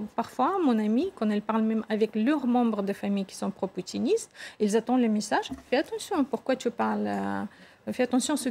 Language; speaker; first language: French; non-native, fluent; Russian